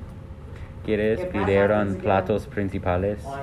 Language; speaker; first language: Spanish; non-native, learner; English